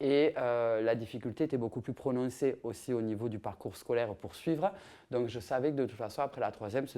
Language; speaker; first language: French; native; French